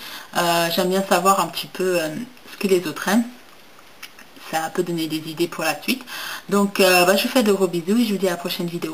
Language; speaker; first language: French; native; French